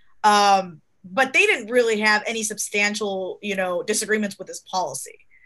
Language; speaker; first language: English; early bilingual, other home language; Spanish